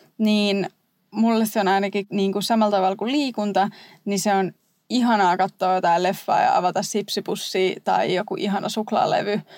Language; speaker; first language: Finnish; native; Finnish